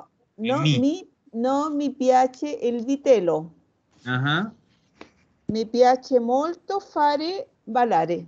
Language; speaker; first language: Italian; non-native, learner; Spanish